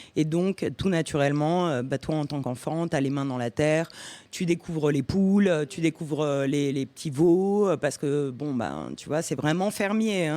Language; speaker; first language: French; early bilingual, other home language; Romanian